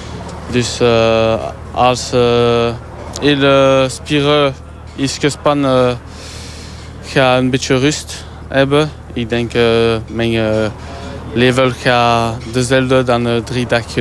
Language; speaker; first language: Dutch; non-native, local second language; French